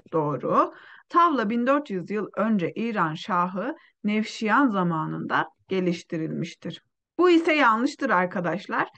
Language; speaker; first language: Turkish; non-native, fluent; Uyghur